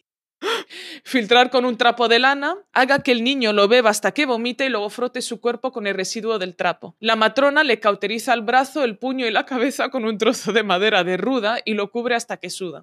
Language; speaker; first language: Spanish; early bilingual, other home language; Arabic